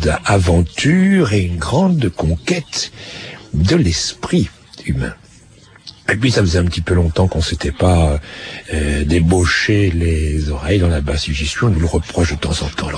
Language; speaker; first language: French; native; French